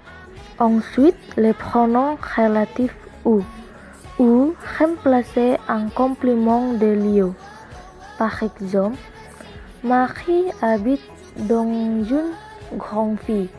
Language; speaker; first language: French; non-native, learner; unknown